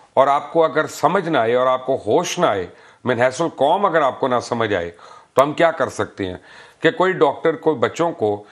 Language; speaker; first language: Urdu; native; Urdu